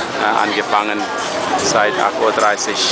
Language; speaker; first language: German; non-native, learner; Thai